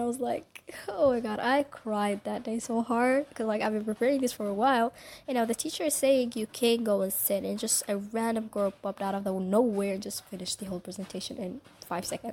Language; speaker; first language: English; non-native, fluent; Somali